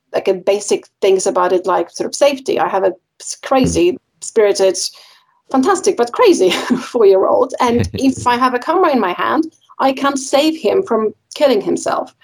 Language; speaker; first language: English; non-native, fluent; Polish